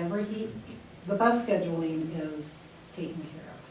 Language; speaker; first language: English; native; English